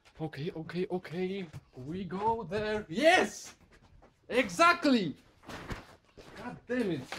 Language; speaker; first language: English; non-native, learner; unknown